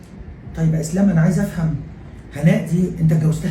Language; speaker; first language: Arabic; native; Arabic